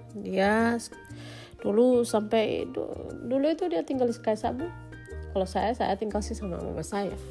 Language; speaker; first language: Indonesian; native; Indonesian